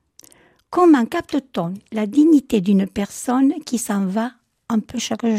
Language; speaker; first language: French; native; French